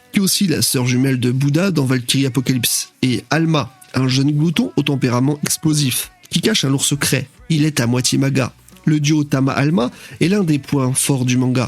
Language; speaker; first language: French; native; French